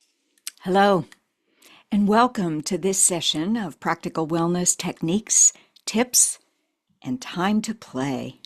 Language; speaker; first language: English; native; English